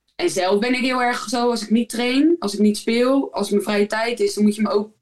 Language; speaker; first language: Dutch; native; Dutch